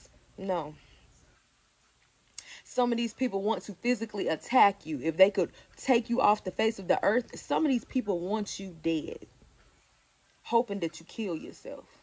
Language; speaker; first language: English; native; English